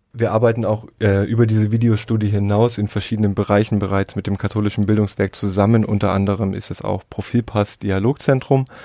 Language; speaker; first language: German; native; German